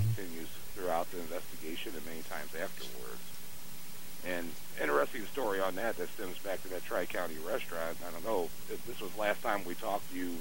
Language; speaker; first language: English; native; English